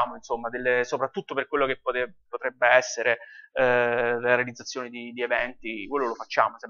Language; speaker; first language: Italian; native; Italian